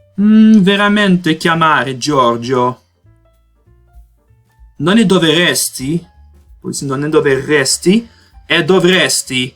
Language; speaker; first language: Italian; non-native, learner; Portuguese